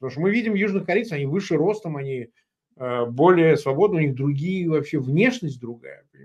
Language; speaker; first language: Russian; native; Russian